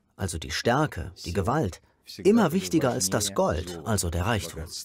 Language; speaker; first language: German; non-native, fluent; Russian